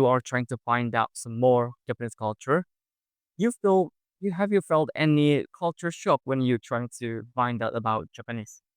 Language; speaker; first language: English; non-native, fluent; Indonesian